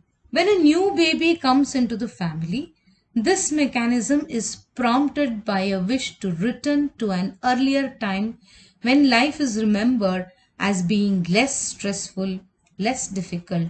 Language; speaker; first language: English; non-native, local second language; Kannada